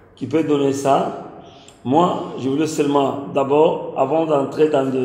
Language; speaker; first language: French; non-native, local second language; Lingala